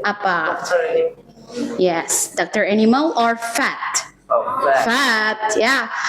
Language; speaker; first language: English; non-native, learner; Indonesian